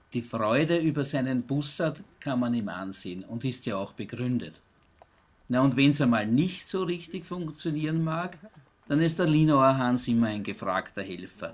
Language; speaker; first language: German; native; German